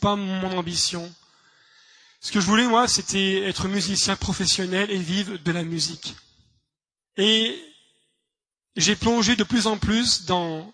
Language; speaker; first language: French; native; French